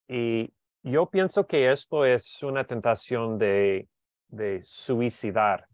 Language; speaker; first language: Spanish; non-native, learner; English